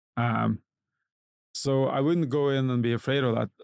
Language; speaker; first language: English; non-native, fluent; Norwegian